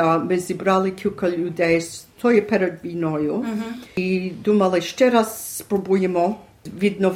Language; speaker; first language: Ukrainian; early bilingual, heritage; Ukrainian